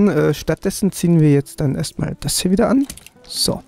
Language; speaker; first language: German; native; German